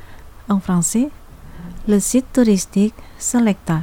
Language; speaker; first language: French; non-native, fluent; Indonesian